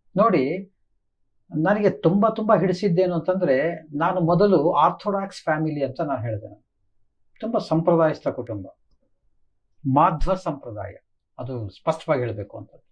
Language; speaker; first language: Kannada; native; Kannada